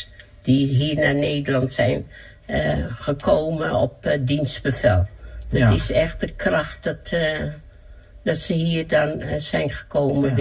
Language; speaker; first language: Dutch; early bilingual, other home language; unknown